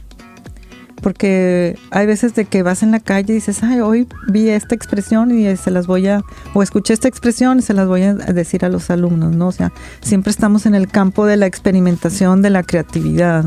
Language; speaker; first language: Spanish; native; Spanish